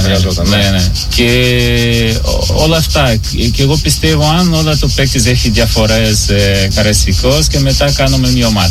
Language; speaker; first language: Greek; non-native, learner; Portuguese